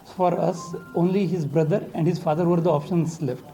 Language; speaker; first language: English; non-native, local second language; Telugu